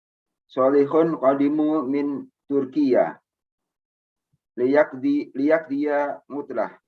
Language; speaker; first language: Arabic; non-native, learner; Indonesian